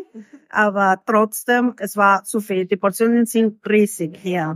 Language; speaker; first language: German; non-native, learner; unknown